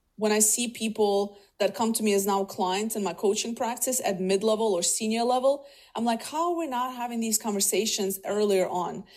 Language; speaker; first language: English; early bilingual, other home language; Russian